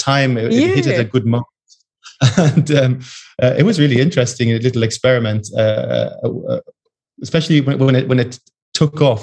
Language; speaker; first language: English; native; English